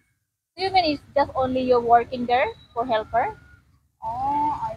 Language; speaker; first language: English; non-native, learner; Cebuano